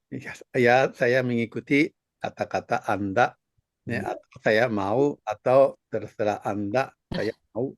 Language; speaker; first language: Indonesian; non-native, fluent; Japanese